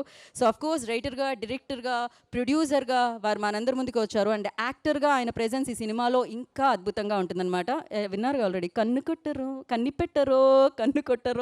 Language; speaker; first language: Telugu; native; Telugu